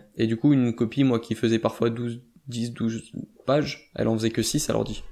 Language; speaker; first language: French; native; French